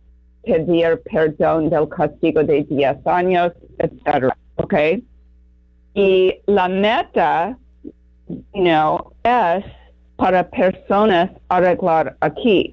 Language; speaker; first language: Spanish; non-native, learner; English